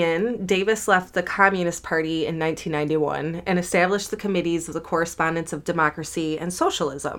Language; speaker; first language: English; native; English